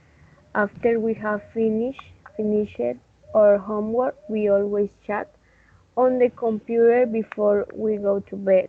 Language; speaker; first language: English; non-native, learner; Spanish